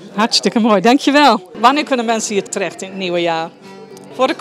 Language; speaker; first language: Dutch; native; Dutch